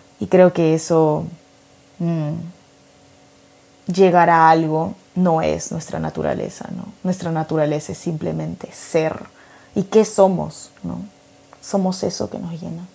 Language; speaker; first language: Spanish; native; Spanish